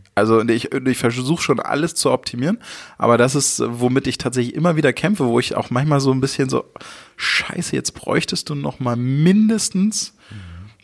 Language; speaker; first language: German; native; German